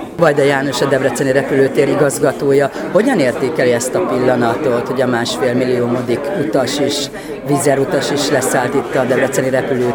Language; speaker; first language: Hungarian; native; Hungarian